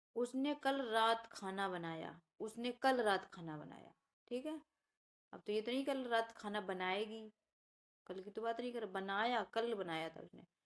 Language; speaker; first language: Hindi; native; Hindi